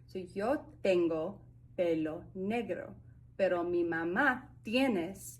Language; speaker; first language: Spanish; early bilingual, heritage; English